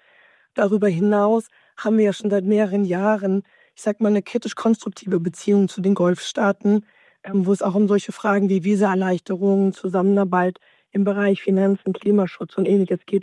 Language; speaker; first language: German; native; German